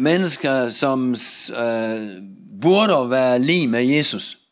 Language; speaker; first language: Danish; non-native, fluent; Russian